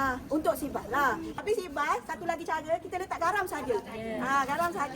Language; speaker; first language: Malay; native; Malay